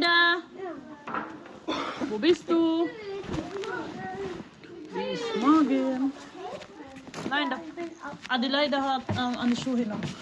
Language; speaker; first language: German; non-native, learner; Filipino